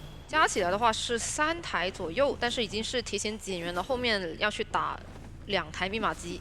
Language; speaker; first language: Chinese; native; Chinese